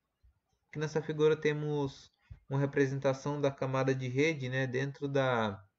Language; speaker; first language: Portuguese; native; Portuguese